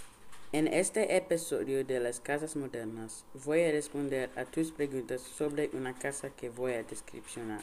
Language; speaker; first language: Spanish; non-native, learner; English